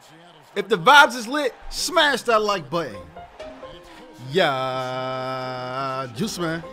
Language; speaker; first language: English; native; English